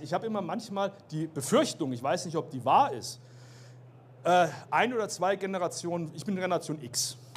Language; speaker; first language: German; native; German